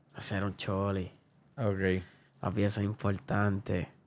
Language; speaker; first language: Spanish; early bilingual, other home language; English